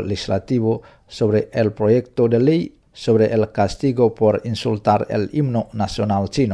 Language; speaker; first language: Spanish; non-native, fluent; Indonesian